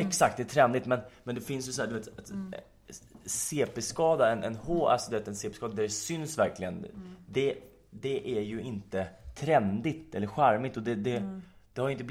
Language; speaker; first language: Swedish; native; Swedish